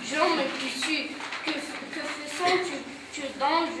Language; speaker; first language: French; non-native, learner; Arabic